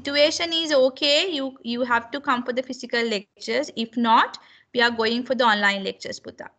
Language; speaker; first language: English; non-native, local second language; Sinhala